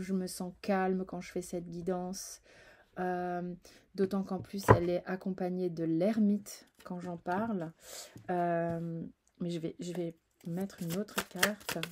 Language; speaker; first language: French; native; French